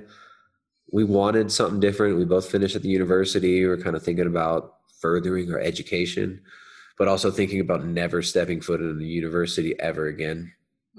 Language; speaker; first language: English; native; English